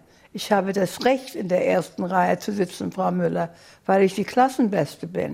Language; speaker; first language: German; native; German